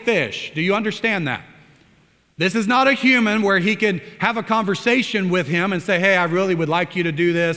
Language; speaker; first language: English; native; English